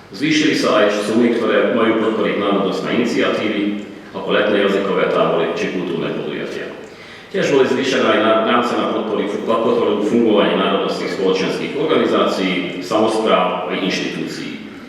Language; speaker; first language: Slovak; early bilingual, heritage; Hungarian